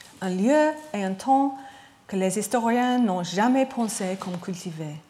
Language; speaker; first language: French; non-native, learner; English